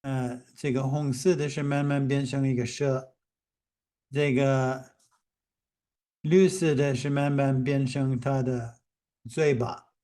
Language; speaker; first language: Chinese; non-native, fluent; English